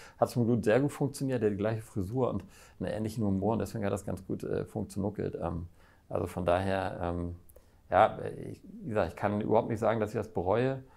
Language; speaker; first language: German; native; German